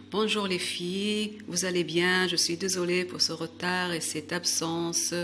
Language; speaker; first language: French; non-native, local second language; Arabic